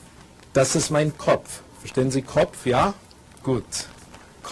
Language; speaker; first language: German; non-native, fluent; English